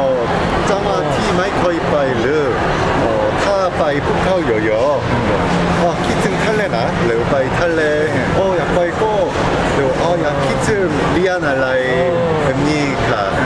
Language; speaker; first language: Thai; non-native, fluent; Korean